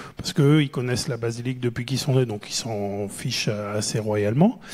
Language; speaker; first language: French; native; French